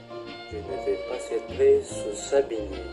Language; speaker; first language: French; non-native, learner; Malay